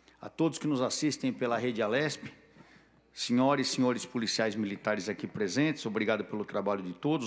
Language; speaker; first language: Portuguese; native; Portuguese